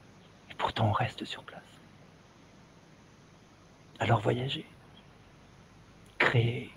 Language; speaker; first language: French; native; French